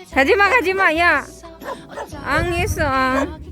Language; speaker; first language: Korean; non-native, learner; Filipino